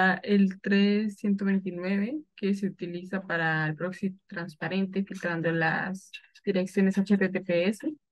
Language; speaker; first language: Spanish; native; Spanish